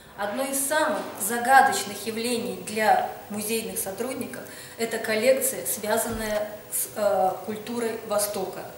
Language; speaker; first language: Russian; native; Russian